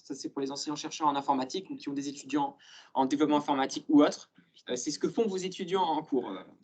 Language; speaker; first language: French; native; French